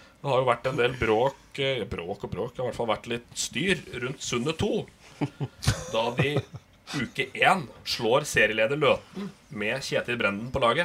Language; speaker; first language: Norwegian; native; Norwegian